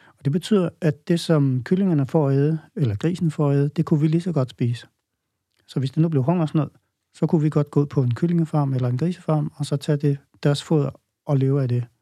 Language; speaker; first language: Danish; native; Danish